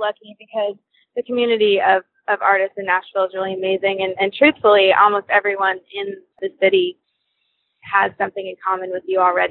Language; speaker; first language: English; native; English